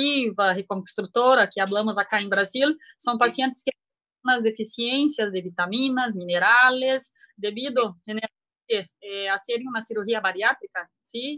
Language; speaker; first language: Spanish; non-native, learner; Portuguese